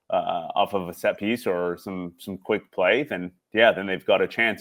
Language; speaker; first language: English; native; English